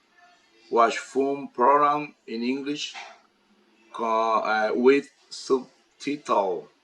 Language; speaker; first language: English; non-native, learner; Spanish